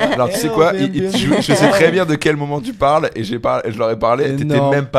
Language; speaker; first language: French; native; French